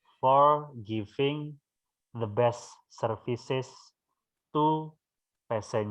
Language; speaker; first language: English; non-native, fluent; Indonesian